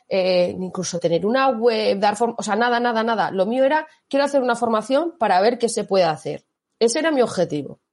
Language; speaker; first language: Spanish; native; Spanish